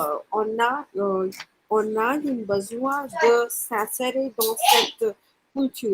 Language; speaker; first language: French; non-native, fluent; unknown